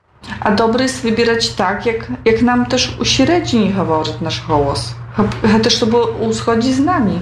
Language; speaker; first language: Polish; non-native, local second language; Ukrainian